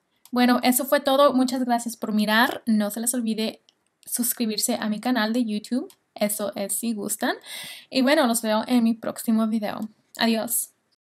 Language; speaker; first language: Spanish; early bilingual, heritage; Spanish